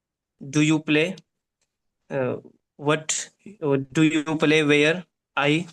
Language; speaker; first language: English; non-native, learner; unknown